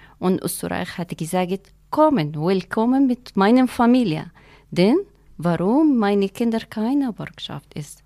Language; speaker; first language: German; non-native, learner; Kurdish